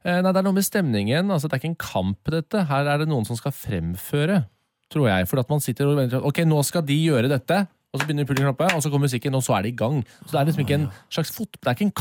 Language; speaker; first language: Norwegian; native; Norwegian